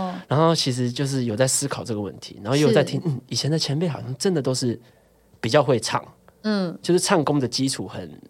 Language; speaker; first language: Chinese; non-native, local second language; Min Nan Chinese